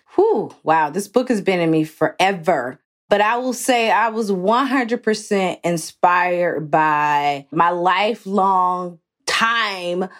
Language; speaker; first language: English; native; English